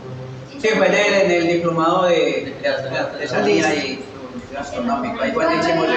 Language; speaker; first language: Spanish; native; Spanish